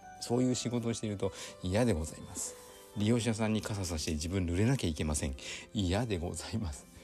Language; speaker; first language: Japanese; native; Japanese